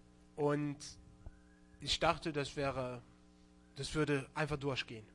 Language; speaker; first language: German; non-native, local second language; Luxembourgish